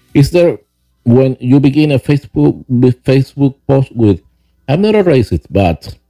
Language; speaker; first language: English; non-native, fluent; Spanish